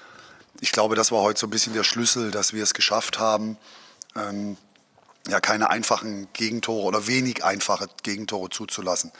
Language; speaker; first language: German; native; German